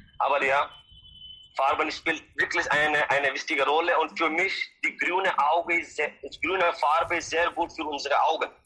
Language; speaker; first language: German; non-native, learner; Hindi